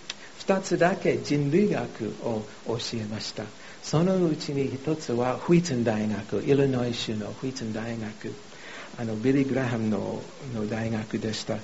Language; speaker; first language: Japanese; non-native, fluent; English